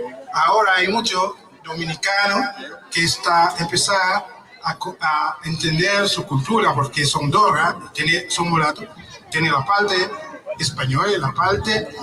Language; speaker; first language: Spanish; non-native, learner; Haitian Creole